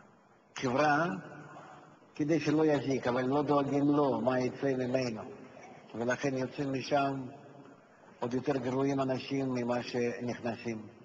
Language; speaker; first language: Hebrew; non-native, fluent; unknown